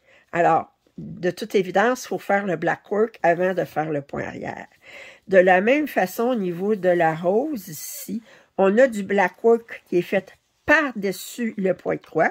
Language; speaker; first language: French; native; French